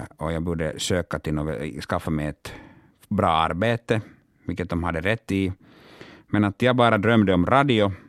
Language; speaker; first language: Swedish; non-native, local second language; Finnish